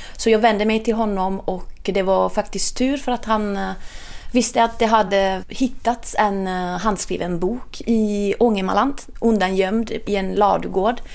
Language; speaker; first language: Swedish; non-native, fluent; Italian